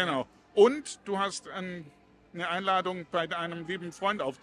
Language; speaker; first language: German; native; German